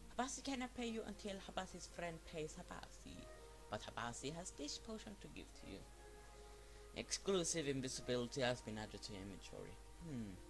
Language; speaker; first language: English; non-native, fluent; Swedish